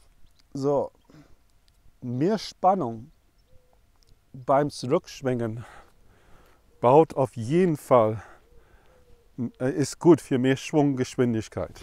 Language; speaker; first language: German; non-native, fluent; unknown